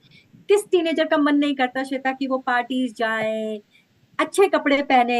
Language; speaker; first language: Hindi; native; Hindi